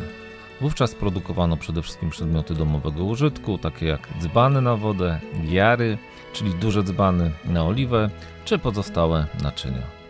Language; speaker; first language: Polish; native; Polish